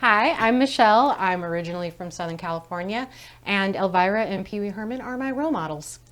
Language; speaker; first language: English; native; English